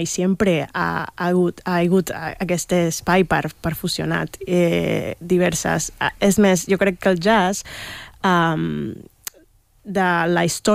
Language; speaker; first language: Catalan; non-native, fluent; Spanish